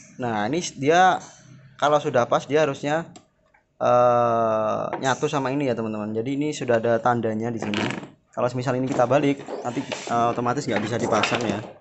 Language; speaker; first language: Indonesian; non-native, local second language; Javanese